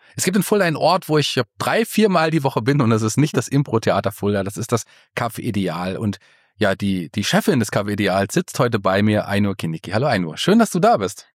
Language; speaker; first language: German; native; German